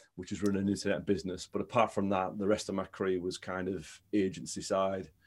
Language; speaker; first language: English; native; English